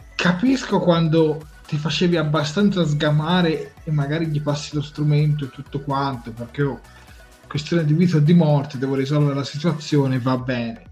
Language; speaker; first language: Italian; native; Italian